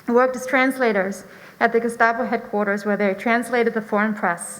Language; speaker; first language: English; non-native, fluent; German